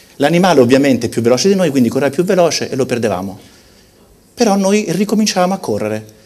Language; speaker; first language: Italian; early bilingual, heritage; Italian